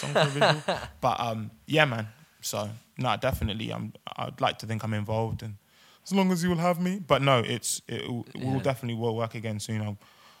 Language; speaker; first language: English; native; English